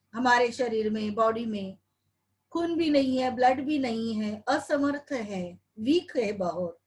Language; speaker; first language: Hindi; non-native, local second language; Marathi